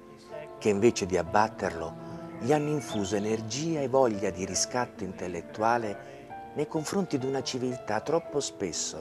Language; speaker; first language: Italian; native; Italian